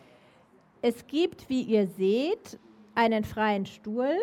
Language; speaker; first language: German; native; German